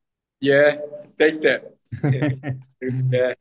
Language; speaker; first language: Portuguese; non-native, local second language; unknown